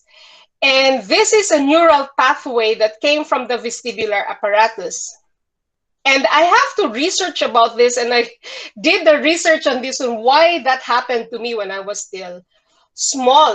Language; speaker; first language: English; non-native, local second language; Cebuano